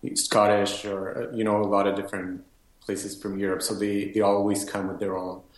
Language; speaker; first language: English; native; English